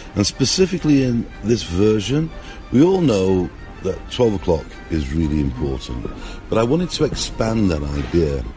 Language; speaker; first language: English; native; English